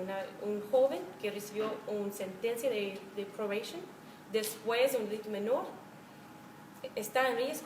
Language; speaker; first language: Spanish; non-native, fluent; English